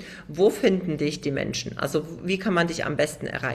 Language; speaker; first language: German; native; German